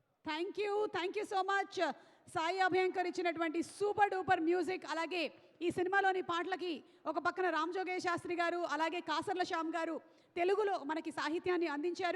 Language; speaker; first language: Telugu; native; Telugu